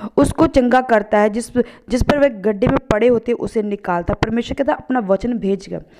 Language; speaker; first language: Hindi; non-native, local second language; Punjabi